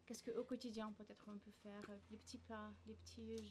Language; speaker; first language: French; non-native, fluent; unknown